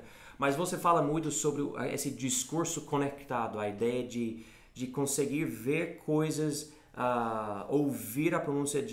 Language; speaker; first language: Portuguese; non-native, fluent; English